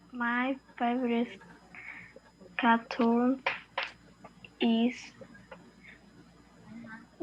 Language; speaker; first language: English; non-native, learner; Vietnamese